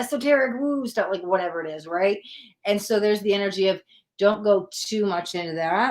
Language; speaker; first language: English; native; English